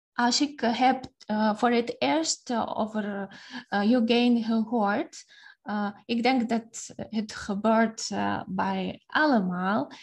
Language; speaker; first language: Dutch; non-native, fluent; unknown